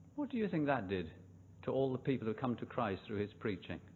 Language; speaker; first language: English; native; English